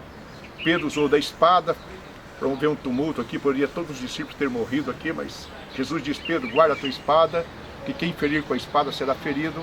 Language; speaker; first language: Portuguese; native; Portuguese